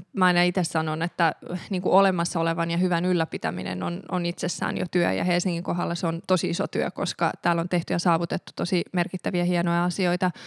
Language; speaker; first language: Finnish; early bilingual, other home language; Persian